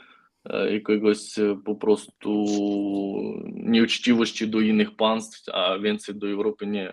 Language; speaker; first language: Polish; non-native, learner; Ukrainian